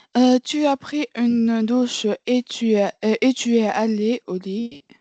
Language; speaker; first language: French; non-native, learner; Arabic